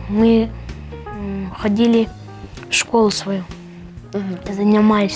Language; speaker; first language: Russian; non-native, local second language; Ingush